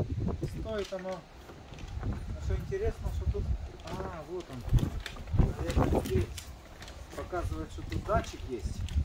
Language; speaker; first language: Russian; native; Russian